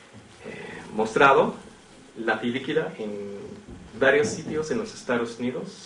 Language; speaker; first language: Spanish; non-native, fluent; English